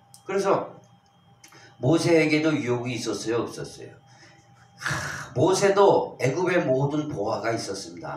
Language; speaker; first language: Korean; native; Korean